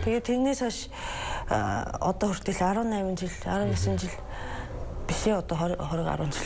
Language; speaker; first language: Mongolian; non-native, fluent; Japanese